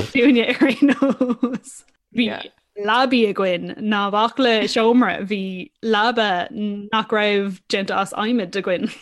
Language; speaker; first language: Irish; non-native, local second language; English